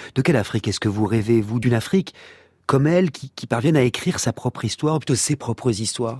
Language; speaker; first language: French; native; French